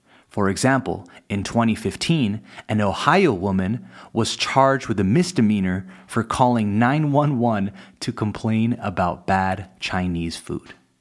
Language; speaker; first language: English; native; English